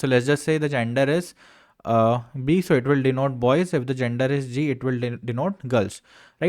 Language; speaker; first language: English; non-native, local second language; Hindi